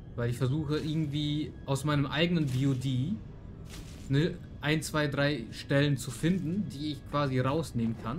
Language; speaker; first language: German; native; German